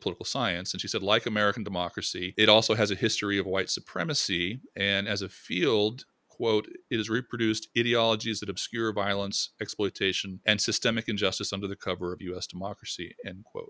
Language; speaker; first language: English; native; English